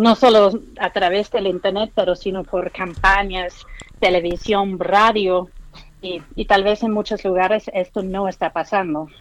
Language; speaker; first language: Spanish; non-native, fluent; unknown